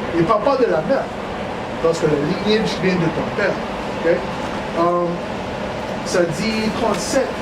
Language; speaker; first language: French; non-native, learner; English